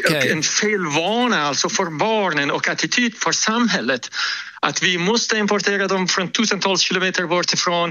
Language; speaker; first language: Swedish; non-native, fluent; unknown